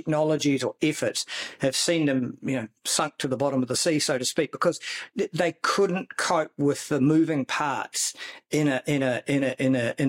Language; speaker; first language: English; native; English